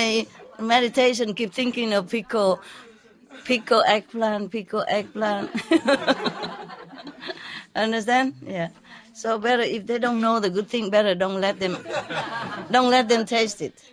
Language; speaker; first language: English; non-native, fluent; Vietnamese